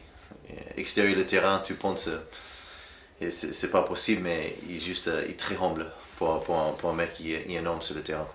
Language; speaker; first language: French; non-native, learner; English